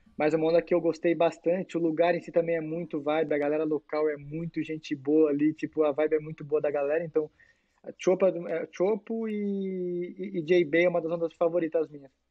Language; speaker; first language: Portuguese; native; Portuguese